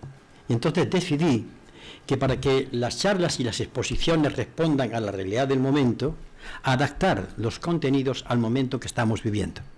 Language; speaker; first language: Spanish; native; Spanish